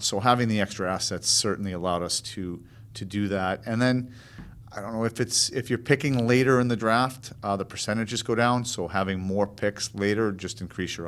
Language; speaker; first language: English; native; English